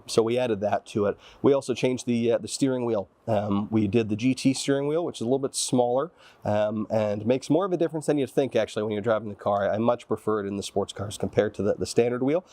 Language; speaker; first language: English; native; English